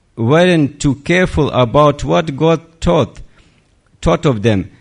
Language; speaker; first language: English; non-native, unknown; Lithuanian